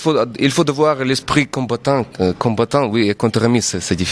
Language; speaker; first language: French; non-native, fluent; Russian